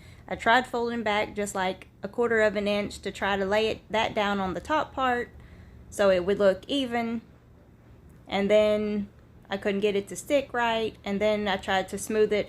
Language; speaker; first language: English; native; English